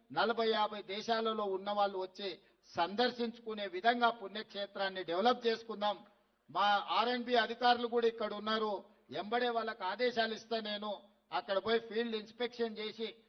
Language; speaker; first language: Telugu; native; Telugu